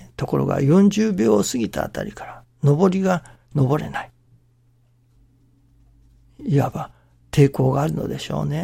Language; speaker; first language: Japanese; native; Japanese